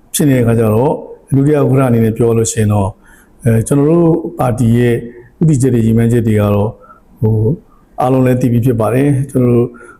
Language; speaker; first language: Burmese; native; Burmese